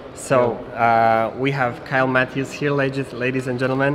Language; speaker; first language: English; non-native, fluent; Polish